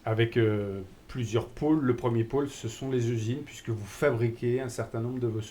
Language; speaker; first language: French; native; French